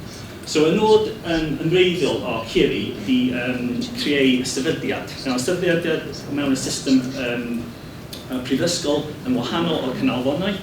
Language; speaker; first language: Welsh; non-native, learner; English